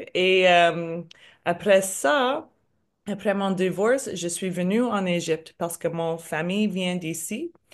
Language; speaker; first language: French; non-native, learner; English